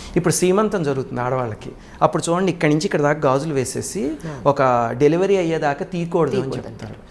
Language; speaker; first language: Telugu; native; Telugu